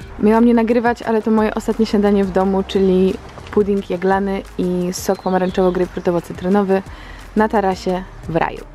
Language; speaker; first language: Polish; native; Polish